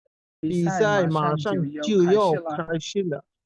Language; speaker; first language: Chinese; non-native, learner; Bangla